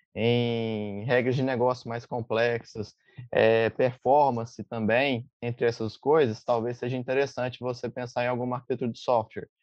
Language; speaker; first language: Portuguese; native; Portuguese